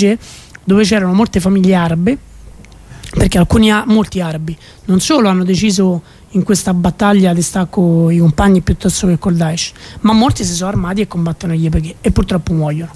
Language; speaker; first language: Italian; native; Italian